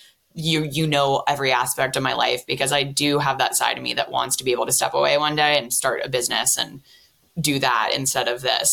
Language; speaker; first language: English; native; English